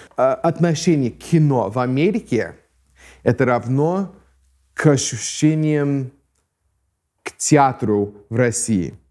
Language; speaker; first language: Russian; non-native, fluent; English